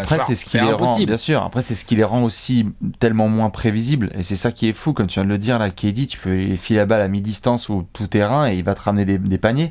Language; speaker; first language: French; native; French